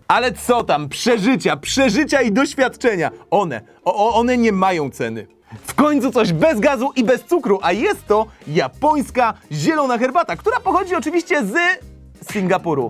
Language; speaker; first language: Polish; native; Polish